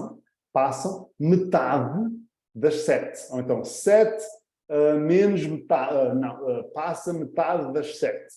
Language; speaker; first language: Portuguese; early bilingual, heritage; Portuguese